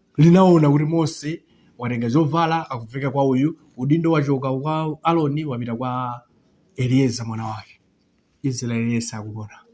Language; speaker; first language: Nyanja; non-native, local second language; Tumbuka